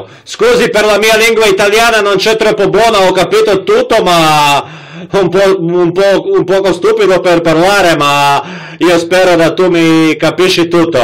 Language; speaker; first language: Italian; non-native, learner; Croatian